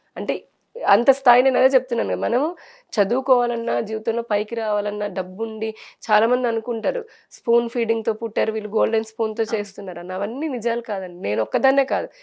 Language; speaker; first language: Telugu; native; Telugu